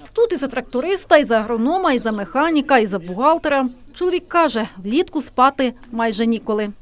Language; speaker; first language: Ukrainian; native; Ukrainian